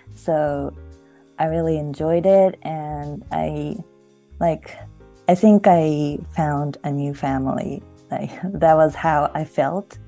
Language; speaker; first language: English; non-native, fluent; Japanese